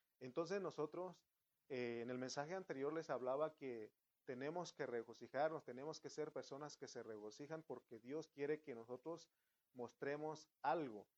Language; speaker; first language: Spanish; native; Spanish